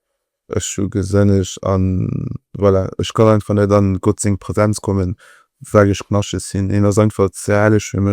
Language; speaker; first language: German; non-native, local second language; Luxembourgish